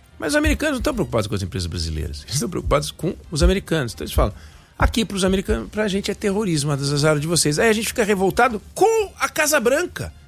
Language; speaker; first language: Portuguese; native; Portuguese